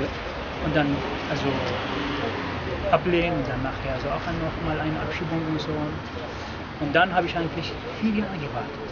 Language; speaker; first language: German; non-native, learner; Arabic